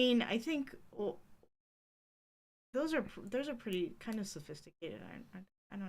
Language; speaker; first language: English; native; English